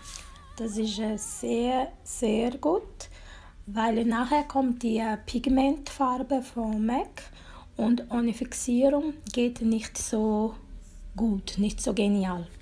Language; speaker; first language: German; non-native, learner; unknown